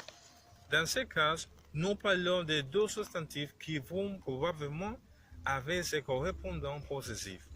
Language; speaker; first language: French; non-native, learner; Spanish